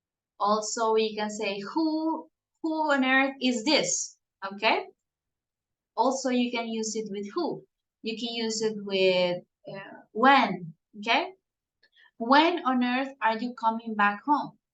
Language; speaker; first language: English; non-native, fluent; Spanish